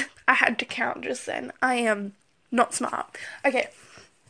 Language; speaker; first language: English; native; English